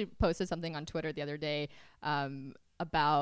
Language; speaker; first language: English; early bilingual, other home language; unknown